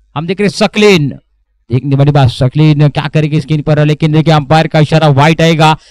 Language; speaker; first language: Hindi; non-native, local second language; Marathi